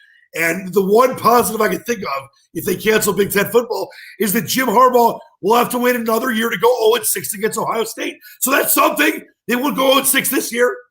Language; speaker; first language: English; native; English